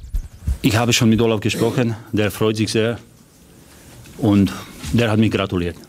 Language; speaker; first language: German; non-native, fluent; Slovak